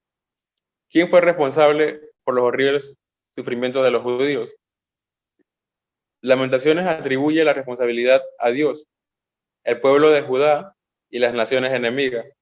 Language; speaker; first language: Spanish; native; Spanish